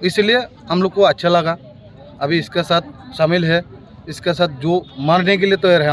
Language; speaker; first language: Hindi; non-native, local second language; Bangla